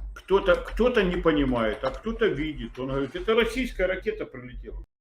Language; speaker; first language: Russian; native; Russian